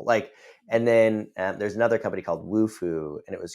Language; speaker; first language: English; native; English